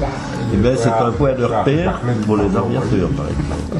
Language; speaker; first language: French; native; French